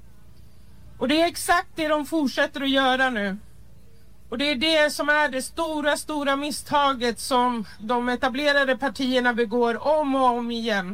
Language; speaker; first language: Swedish; early bilingual, other home language; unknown